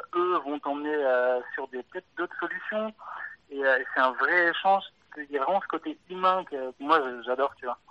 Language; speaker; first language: French; native; French